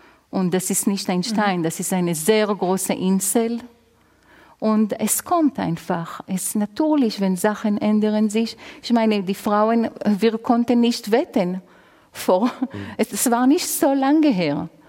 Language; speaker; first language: German; non-native, fluent; Hebrew